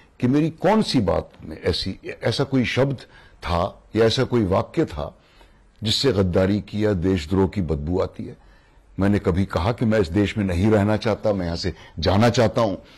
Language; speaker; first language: Hindi; native; Hindi